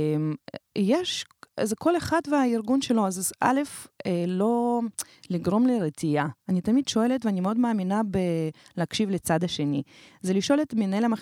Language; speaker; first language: Hebrew; early bilingual, other home language; Romanian